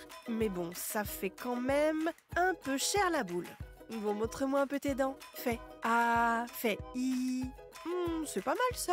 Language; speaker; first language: French; native; French